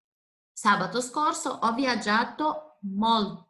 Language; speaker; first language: Italian; non-native, fluent; Portuguese